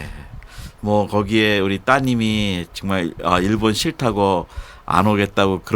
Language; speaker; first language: Korean; native; Korean